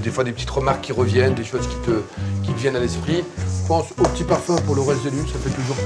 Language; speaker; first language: French; native; French